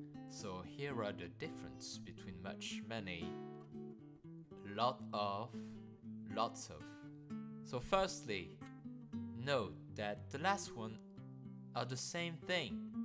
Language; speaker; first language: English; non-native, fluent; French